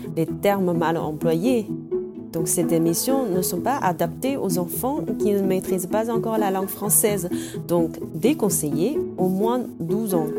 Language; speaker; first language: French; non-native, fluent; Chinese